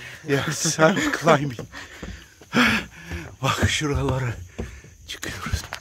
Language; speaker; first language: Turkish; native; Turkish